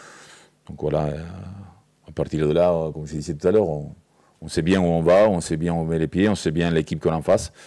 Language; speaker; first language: French; native; French